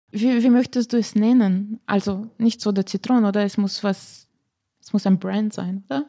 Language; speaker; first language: German; non-native, fluent; Slovenian